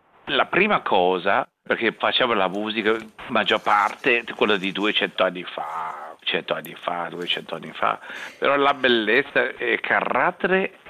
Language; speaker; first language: Italian; non-native, learner; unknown